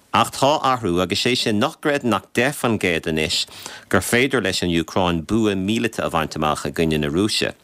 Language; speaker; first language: Irish; native; Irish